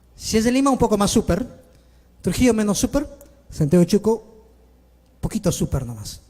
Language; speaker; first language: Spanish; native; Spanish